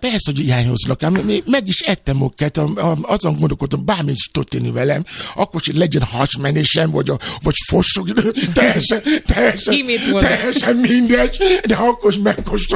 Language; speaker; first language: Hungarian; non-native, fluent; Yoruba